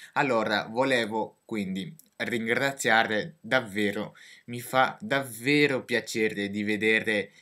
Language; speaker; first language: Italian; non-native, learner; French